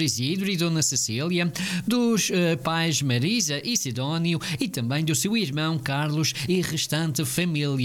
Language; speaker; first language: Portuguese; native; Portuguese